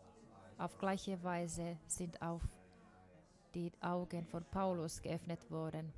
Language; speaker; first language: German; non-native, fluent; Finnish